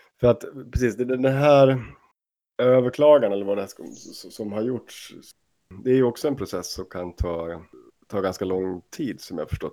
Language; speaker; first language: Swedish; native; Swedish